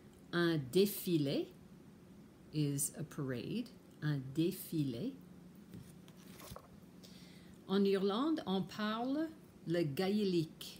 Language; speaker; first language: French; non-native, fluent; English